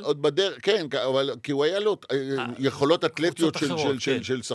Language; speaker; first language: Hebrew; native; Hebrew